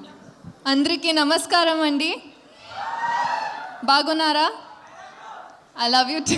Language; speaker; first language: Telugu; non-native, learner; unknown